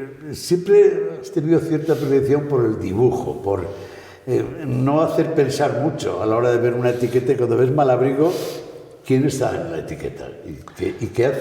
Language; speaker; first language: Spanish; native; Spanish